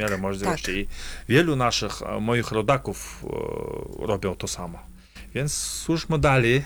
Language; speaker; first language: Polish; non-native, fluent; Kazakh